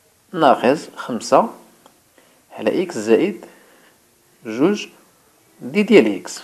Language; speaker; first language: Arabic; native; Arabic